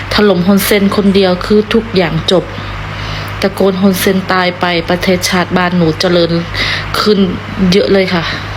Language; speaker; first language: Thai; non-native, fluent; Khmer